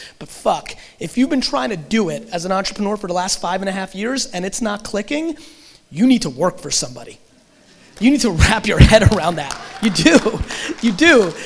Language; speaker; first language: English; early bilingual, other home language; Russian